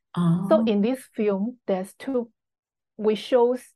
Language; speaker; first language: English; non-native, fluent; Chinese